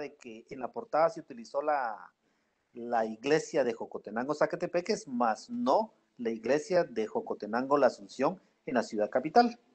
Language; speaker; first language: Spanish; native; Spanish